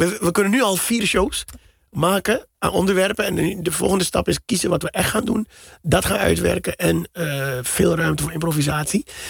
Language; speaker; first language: Dutch; native; Dutch